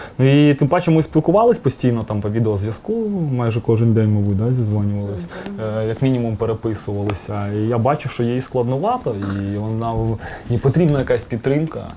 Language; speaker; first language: Ukrainian; non-native, local second language; Russian